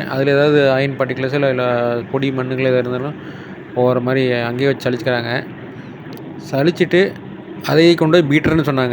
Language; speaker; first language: Tamil; native; Tamil